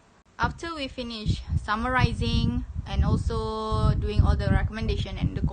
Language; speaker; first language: English; non-native, local second language; Malay